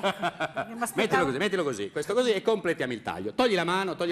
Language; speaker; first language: Italian; native; Italian